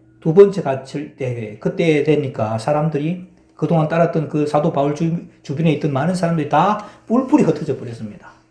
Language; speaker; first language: Korean; native; Korean